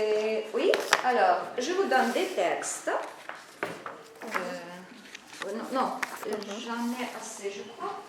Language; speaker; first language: French; non-native, fluent; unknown